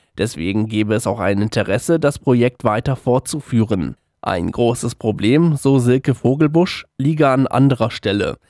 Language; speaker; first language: German; native; German